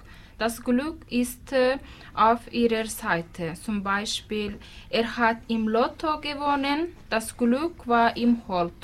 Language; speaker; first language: German; non-native, learner; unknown